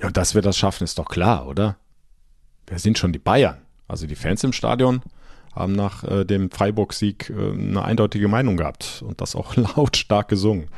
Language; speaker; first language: German; native; German